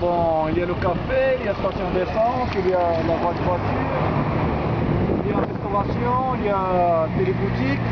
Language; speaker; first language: French; non-native, local second language; Arabic